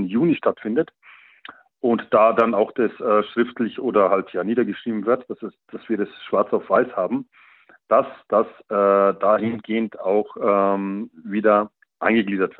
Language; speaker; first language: German; native; German